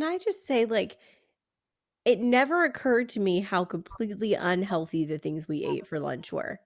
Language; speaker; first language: English; native; English